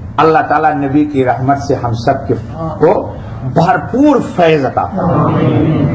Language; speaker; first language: Urdu; native; Urdu